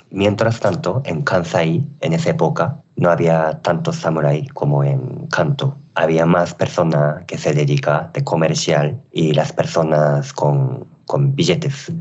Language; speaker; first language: Spanish; non-native, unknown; Japanese